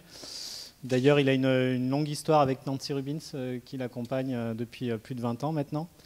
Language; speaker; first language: French; native; French